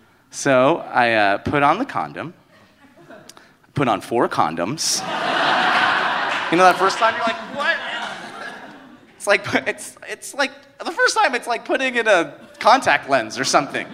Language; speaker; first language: English; early bilingual, other home language; Spanish